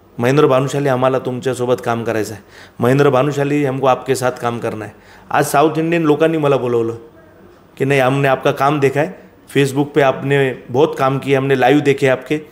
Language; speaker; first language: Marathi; non-native, local second language; Gujarati